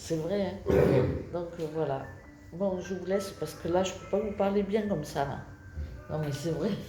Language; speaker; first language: French; native; French